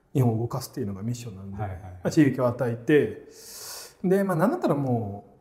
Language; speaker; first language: Japanese; early bilingual, heritage; Japanese